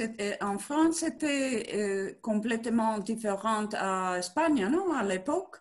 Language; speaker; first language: French; non-native, learner; Spanish